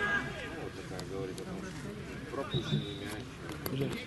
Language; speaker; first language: Russian; native; Russian